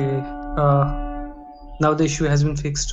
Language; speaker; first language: English; non-native, learner; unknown